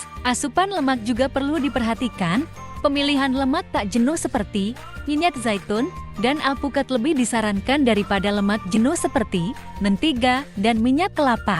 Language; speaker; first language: Indonesian; native; Indonesian